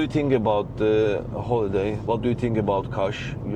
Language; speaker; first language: English; non-native, learner; Turkish